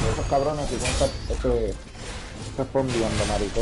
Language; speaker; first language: Spanish; native; Spanish